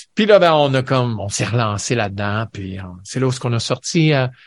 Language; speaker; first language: French; native; French